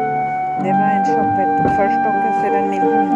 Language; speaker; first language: Swedish; non-native, fluent; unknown